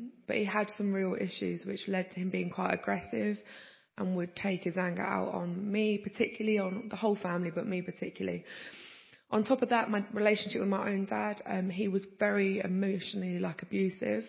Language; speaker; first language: English; native; English